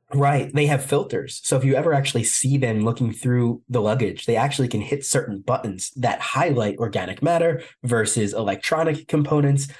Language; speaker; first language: English; native; English